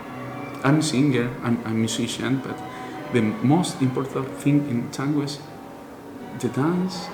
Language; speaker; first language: English; non-native, learner; Spanish